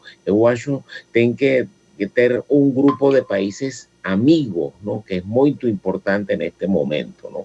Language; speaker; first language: Portuguese; non-native, fluent; Spanish